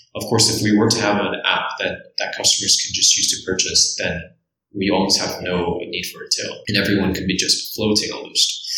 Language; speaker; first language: English; early bilingual, other home language; Korean